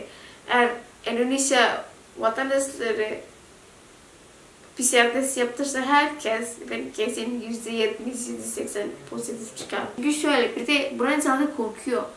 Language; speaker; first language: Turkish; non-native, learner; Indonesian